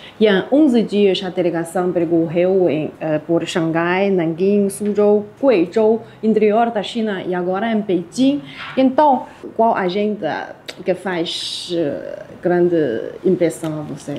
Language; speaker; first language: Portuguese; non-native, fluent; Chinese